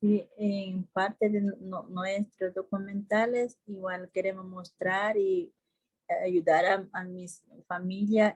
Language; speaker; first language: Spanish; non-native, local second language; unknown